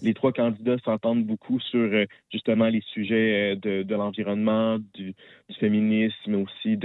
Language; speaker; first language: French; native; French